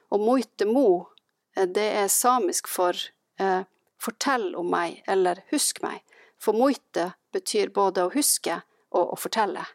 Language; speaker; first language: Norwegian; native; Norwegian